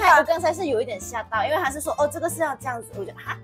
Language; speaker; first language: Chinese; early bilingual, heritage; Chinese